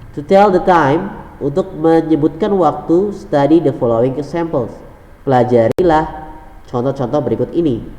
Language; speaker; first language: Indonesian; native; Indonesian